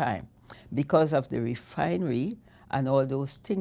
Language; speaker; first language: English; native; English